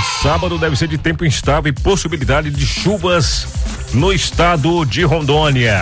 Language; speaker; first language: Portuguese; native; Portuguese